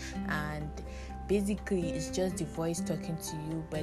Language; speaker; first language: English; non-native, local second language; Hausa